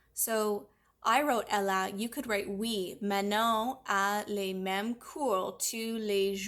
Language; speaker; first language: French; non-native, fluent; English